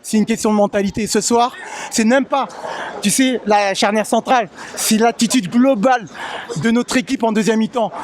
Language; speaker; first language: French; native; French